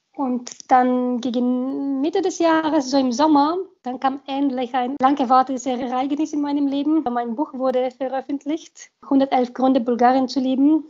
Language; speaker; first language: German; non-native, fluent; Bulgarian